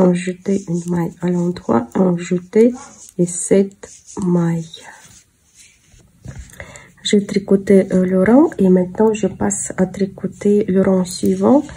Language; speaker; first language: French; non-native, fluent; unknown